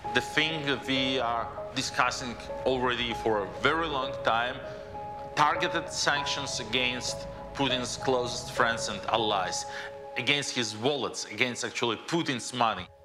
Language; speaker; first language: English; non-native, fluent; Russian